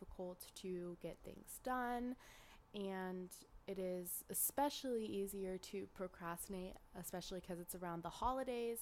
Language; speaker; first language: English; native; English